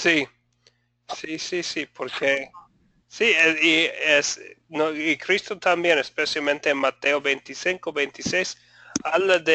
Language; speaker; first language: Spanish; non-native, fluent; English